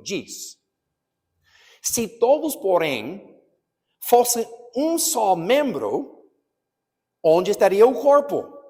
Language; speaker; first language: Portuguese; non-native, fluent; English